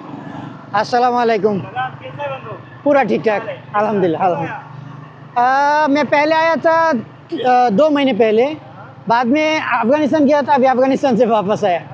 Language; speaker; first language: Hindi; non-native, fluent; Bangla